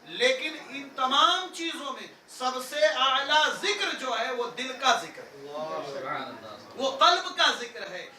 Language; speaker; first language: Urdu; native; Urdu